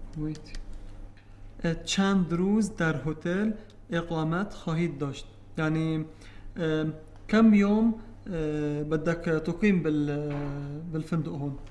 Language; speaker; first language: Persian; non-native, learner; Arabic